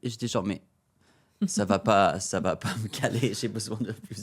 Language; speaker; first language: French; non-native, fluent; English